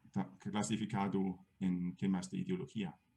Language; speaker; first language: Spanish; non-native, fluent; German